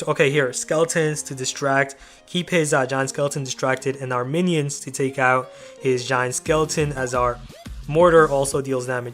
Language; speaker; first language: English; native; English